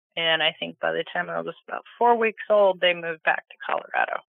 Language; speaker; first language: English; native; English